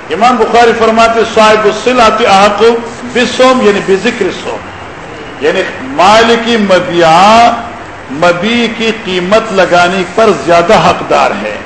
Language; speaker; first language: Urdu; non-native, local second language; Pashto